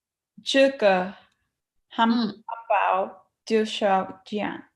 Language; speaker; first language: Chinese; non-native, learner; English